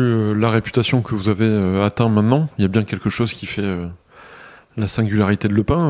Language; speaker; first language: French; native; French